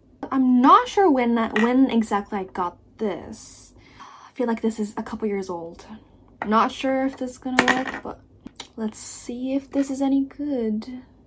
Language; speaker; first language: English; non-native, fluent; Japanese